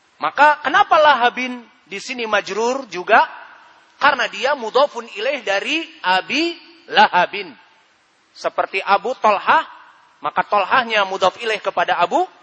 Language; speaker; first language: Indonesian; native; Indonesian